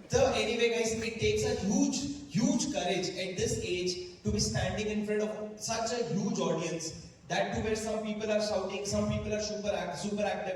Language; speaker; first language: English; non-native, local second language; Hindi